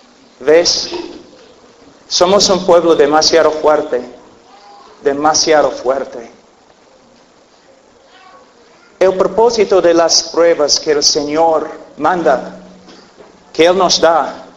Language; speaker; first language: Spanish; non-native, fluent; English